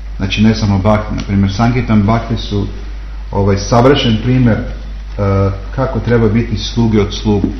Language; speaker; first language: Serbian; native; Serbian